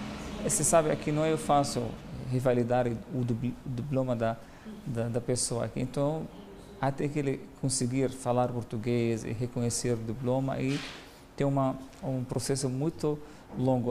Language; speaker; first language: Portuguese; non-native, fluent; Arabic